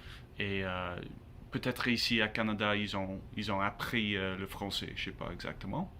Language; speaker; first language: French; non-native, learner; English